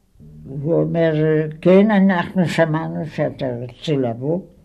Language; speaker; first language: Hebrew; non-native, fluent; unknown